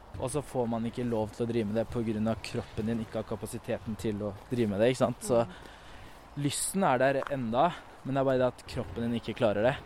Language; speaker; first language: Norwegian; native; Norwegian